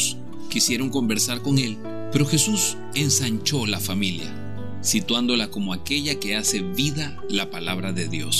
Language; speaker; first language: Spanish; native; Spanish